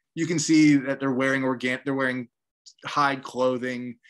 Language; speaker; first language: English; native; English